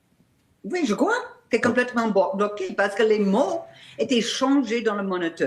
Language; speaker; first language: French; non-native, fluent; English